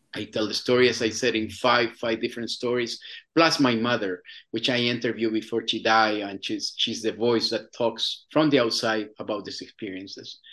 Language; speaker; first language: English; non-native, fluent; Spanish